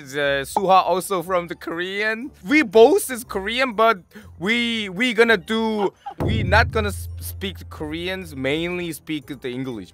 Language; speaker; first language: English; non-native, learner; Korean